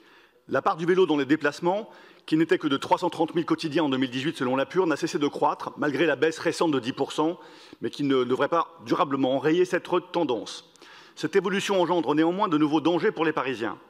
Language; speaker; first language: French; native; French